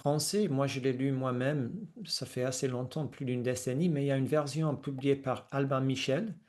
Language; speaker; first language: French; non-native, fluent; English